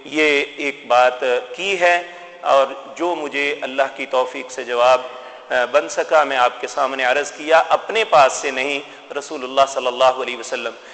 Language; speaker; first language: Urdu; non-native, local second language; Punjabi